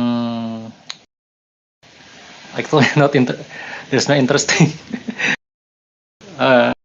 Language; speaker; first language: English; non-native, learner; Indonesian